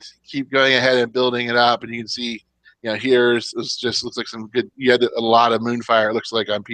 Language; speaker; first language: English; native; English